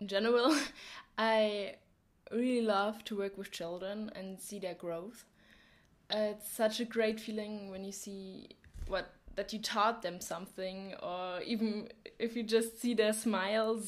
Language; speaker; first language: English; non-native, fluent; German